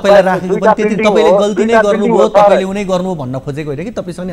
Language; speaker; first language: Nepali; native; Nepali